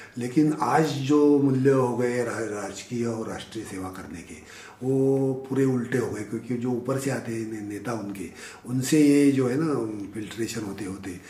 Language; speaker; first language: Hindi; non-native, local second language; Marathi